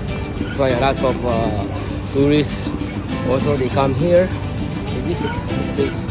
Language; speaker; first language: English; non-native, local second language; Filipino